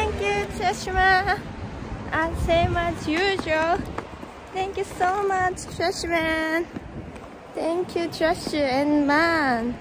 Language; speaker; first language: English; non-native, learner; Japanese